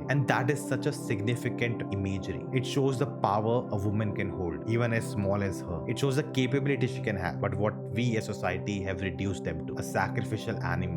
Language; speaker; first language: English; non-native, local second language; Hindi